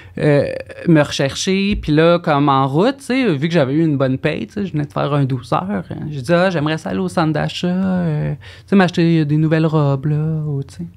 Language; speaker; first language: French; native; French